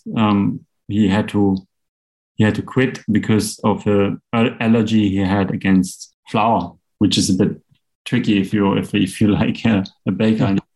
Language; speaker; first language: English; non-native, fluent; German